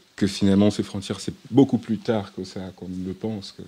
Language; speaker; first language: French; non-native, local second language; Swahili